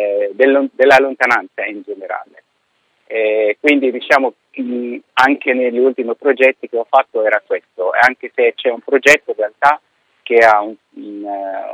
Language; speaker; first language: Italian; non-native, fluent; Arabic